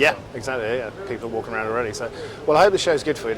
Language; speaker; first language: English; native; English